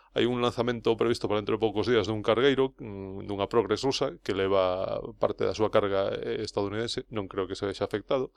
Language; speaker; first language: Galician; non-native, local second language; Spanish